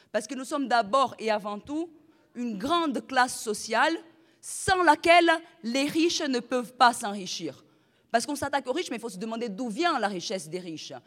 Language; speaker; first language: French; non-native, fluent; Portuguese